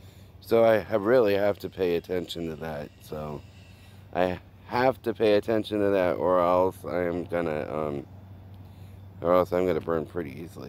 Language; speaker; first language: English; native; English